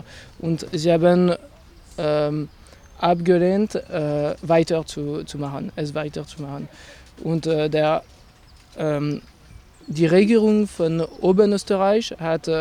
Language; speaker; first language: German; non-native, fluent; French